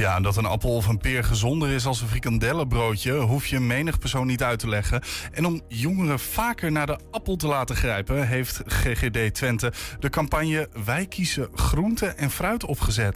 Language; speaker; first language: Dutch; native; Dutch